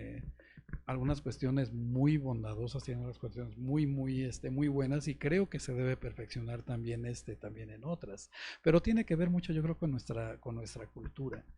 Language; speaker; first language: Spanish; native; Spanish